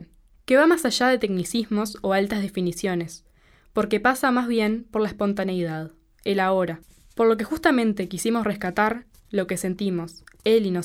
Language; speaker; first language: Spanish; native; Spanish